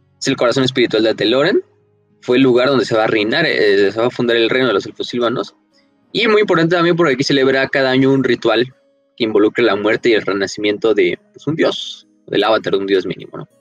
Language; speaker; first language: Spanish; native; Spanish